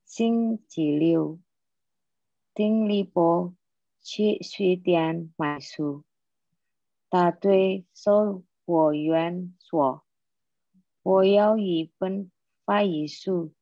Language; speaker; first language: Chinese; non-native, learner; Indonesian